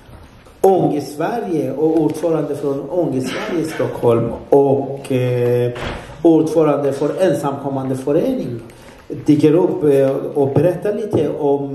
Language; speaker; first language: Swedish; non-native, fluent; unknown